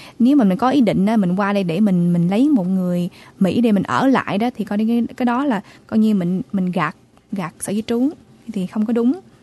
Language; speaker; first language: Vietnamese; early bilingual, heritage; Vietnamese